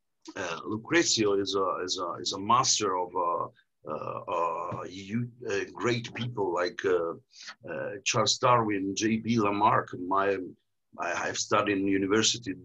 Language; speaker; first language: English; non-native, learner; Italian